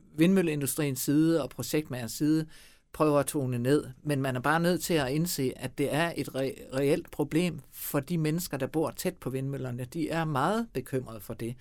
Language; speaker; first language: Danish; native; Danish